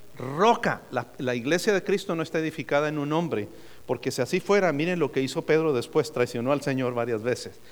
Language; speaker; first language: Spanish; native; Spanish